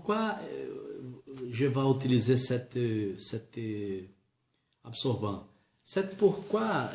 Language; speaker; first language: French; non-native, learner; Portuguese